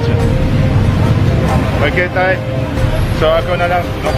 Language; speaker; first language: Filipino; non-native, learner; Arabic